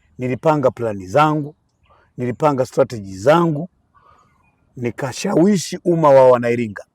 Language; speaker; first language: Swahili; native; Swahili